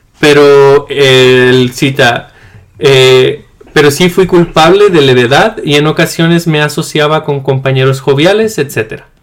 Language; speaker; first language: Spanish; early bilingual, heritage; Spanish